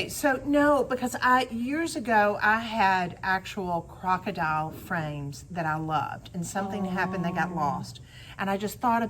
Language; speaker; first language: English; native; English